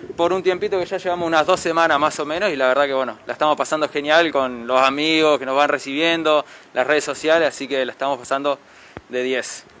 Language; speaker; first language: Spanish; native; Spanish